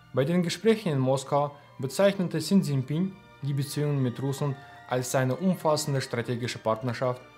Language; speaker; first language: German; non-native, fluent; Russian